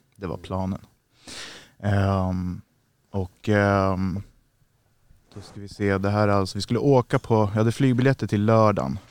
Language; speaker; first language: Swedish; native; Swedish